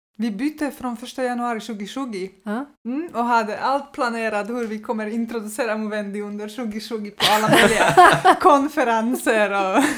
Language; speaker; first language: Swedish; non-native, fluent; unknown